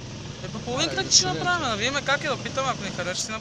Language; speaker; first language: Bulgarian; native; Bulgarian